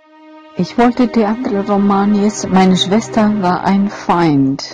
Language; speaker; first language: German; non-native, fluent; Albanian